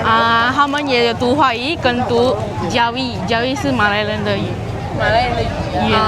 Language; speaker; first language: Chinese; non-native, local second language; Malay